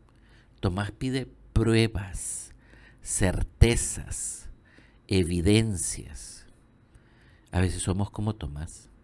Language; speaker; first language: Spanish; native; Spanish